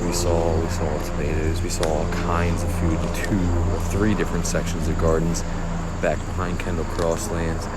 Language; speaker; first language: English; native; English